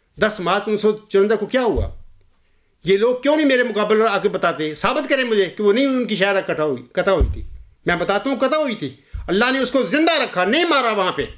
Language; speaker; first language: Urdu; non-native, local second language; Punjabi